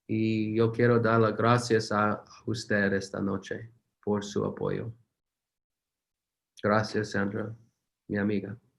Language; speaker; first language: Spanish; non-native, learner; English